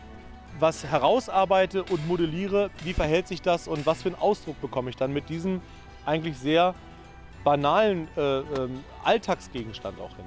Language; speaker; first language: German; native; German